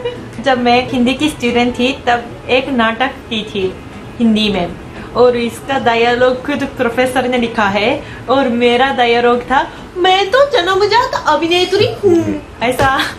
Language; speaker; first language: Hindi; non-native, fluent; Japanese